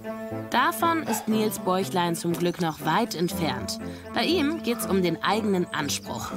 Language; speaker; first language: German; native; German